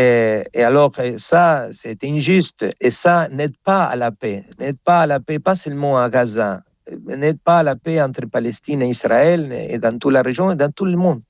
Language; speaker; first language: French; non-native, fluent; Spanish